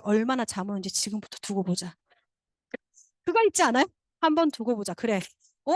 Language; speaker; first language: Korean; native; Korean